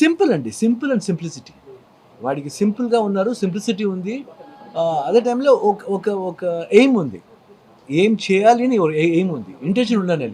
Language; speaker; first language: Telugu; non-native, learner; Kannada